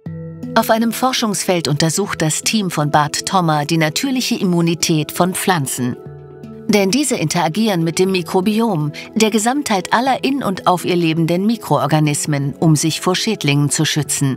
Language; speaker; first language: German; native; German